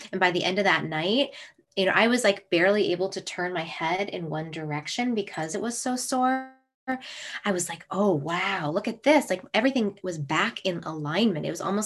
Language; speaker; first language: English; native; English